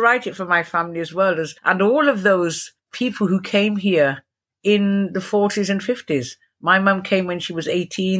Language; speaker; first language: English; native; English